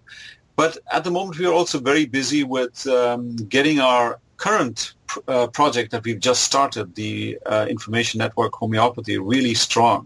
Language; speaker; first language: English; non-native, local second language; German